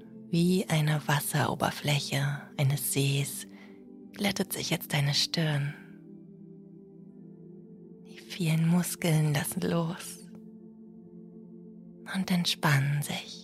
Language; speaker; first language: German; native; German